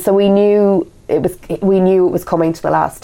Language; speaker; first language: English; native; English